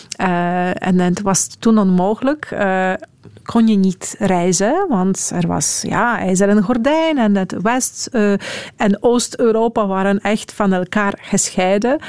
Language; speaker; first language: Dutch; non-native, fluent; Polish